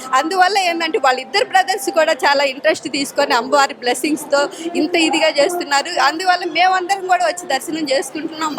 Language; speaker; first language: Telugu; native; Telugu